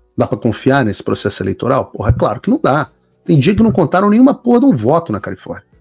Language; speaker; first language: Portuguese; native; Portuguese